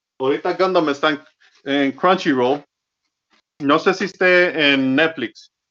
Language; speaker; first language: Spanish; early bilingual, heritage; Spanish